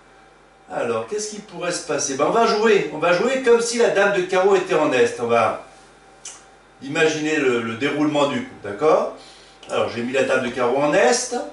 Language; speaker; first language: French; native; French